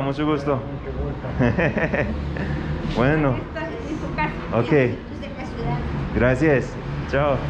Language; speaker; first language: Spanish; non-native, fluent; English